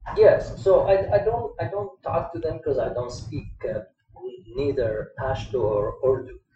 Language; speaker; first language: English; non-native, fluent; Arabic